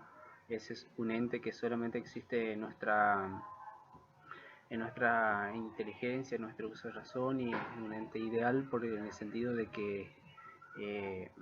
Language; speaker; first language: Spanish; native; Spanish